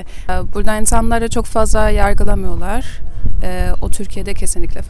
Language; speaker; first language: Turkish; early bilingual, heritage; German